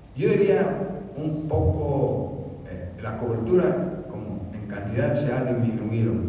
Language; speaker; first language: Spanish; early bilingual, other home language; English